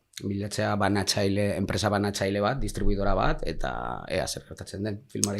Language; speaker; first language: Basque; non-native, local second language; Spanish